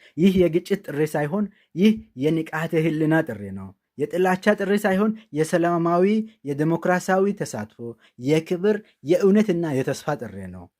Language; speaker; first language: Amharic; non-native, local second language; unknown